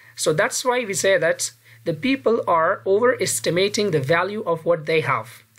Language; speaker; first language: English; non-native, fluent; Pashto